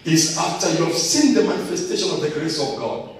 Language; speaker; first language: English; non-native, local second language; Swahili